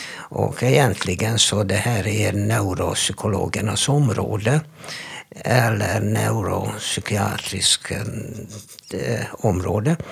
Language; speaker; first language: Swedish; non-native, fluent; Hungarian